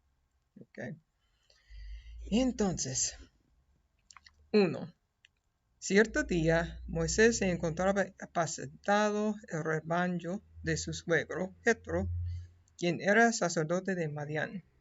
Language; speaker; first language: Spanish; non-native, fluent; English